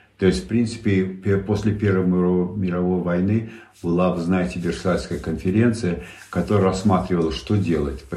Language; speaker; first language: Russian; non-native, local second language; Tajik